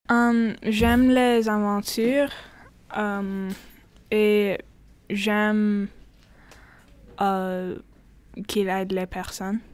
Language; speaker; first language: French; non-native, local second language; English